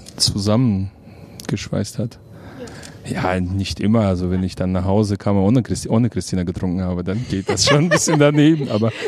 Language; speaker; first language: German; non-native, fluent; Russian